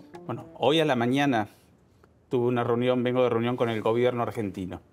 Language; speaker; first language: Spanish; native; Spanish